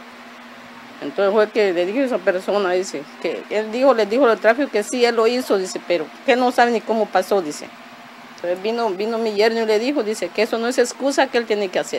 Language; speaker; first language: Spanish; native; Spanish